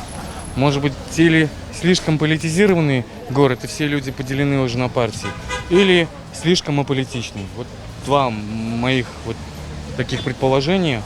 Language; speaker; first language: Russian; native; Russian